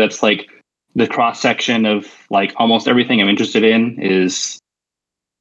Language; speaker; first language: English; native; English